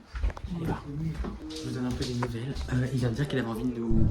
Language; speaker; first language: French; native; French